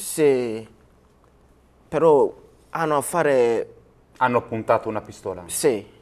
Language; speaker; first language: Italian; non-native, learner; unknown